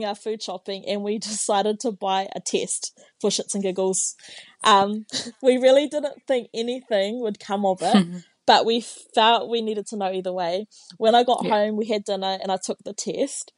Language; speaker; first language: English; non-native, local second language; Māori